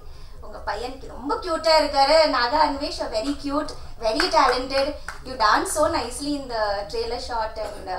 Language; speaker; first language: Tamil; non-native, local second language; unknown